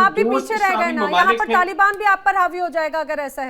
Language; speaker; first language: Hindi; native; Hindi